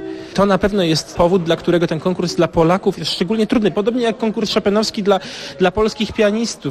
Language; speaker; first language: Polish; native; Polish